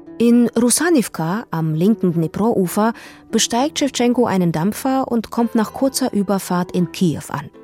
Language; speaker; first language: German; native; German